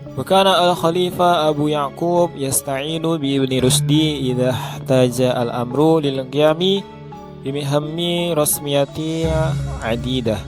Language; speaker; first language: Arabic; non-native, learner; Indonesian